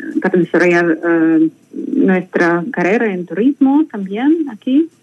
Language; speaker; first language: Spanish; non-native, learner; Russian